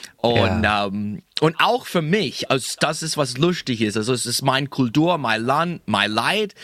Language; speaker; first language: German; non-native, fluent; English